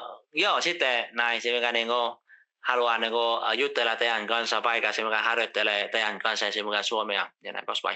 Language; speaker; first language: Finnish; non-native, fluent; Vietnamese